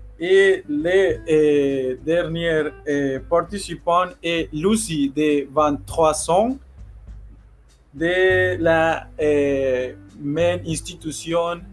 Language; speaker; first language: French; non-native, learner; Spanish